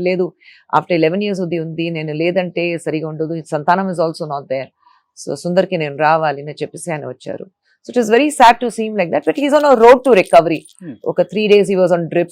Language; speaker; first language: Telugu; non-native, fluent; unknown